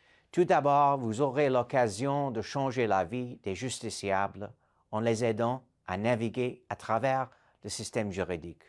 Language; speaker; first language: French; non-native, fluent; English